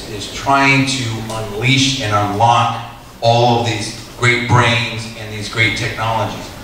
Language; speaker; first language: English; native; English